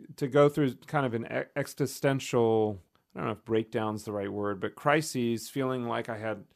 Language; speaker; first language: English; native; English